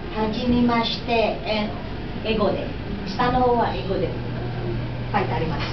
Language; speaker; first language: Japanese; non-native, fluent; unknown